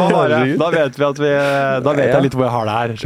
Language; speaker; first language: Norwegian; native; Norwegian